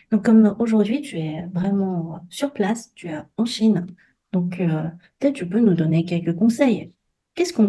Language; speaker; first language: French; non-native, fluent; Chinese